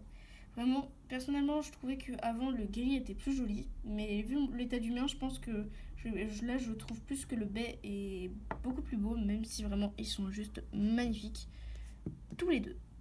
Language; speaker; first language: French; native; French